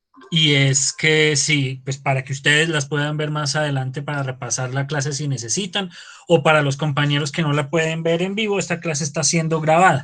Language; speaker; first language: Spanish; native; Spanish